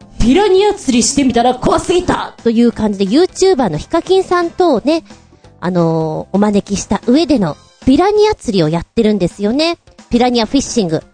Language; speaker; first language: Japanese; native; Japanese